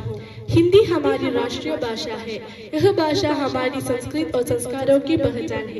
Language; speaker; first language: Hindi; non-native, local second language; Malayalam